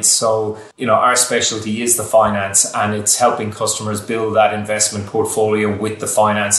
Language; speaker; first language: English; native; English